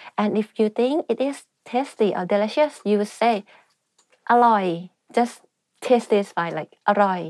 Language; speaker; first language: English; non-native, fluent; Thai